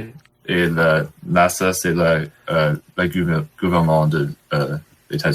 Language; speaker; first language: French; non-native, learner; English